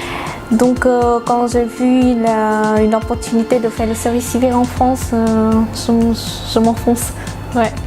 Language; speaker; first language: French; non-native, fluent; Vietnamese